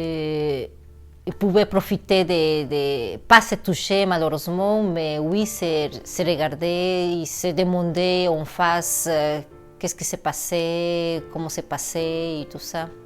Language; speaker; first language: French; non-native, fluent; Spanish